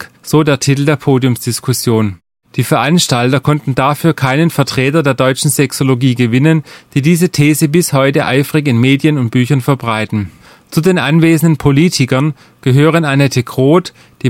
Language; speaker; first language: German; native; German